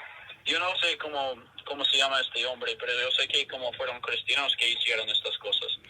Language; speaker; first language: Spanish; non-native, fluent; English